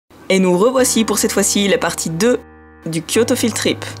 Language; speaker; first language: French; native; French